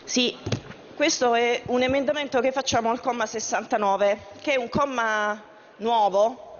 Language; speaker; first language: Italian; native; Italian